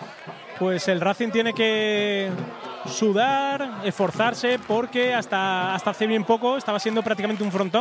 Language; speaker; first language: Spanish; native; Spanish